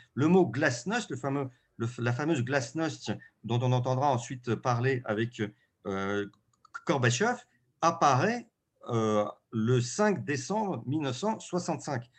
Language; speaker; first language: French; early bilingual, other home language; Russian